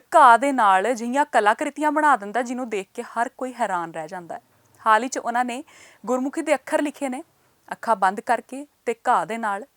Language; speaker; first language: Punjabi; native; Punjabi